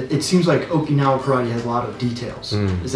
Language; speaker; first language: English; native; English